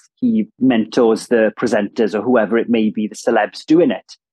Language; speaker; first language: English; non-native, local second language; Welsh